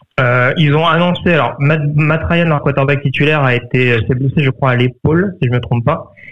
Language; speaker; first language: French; native; French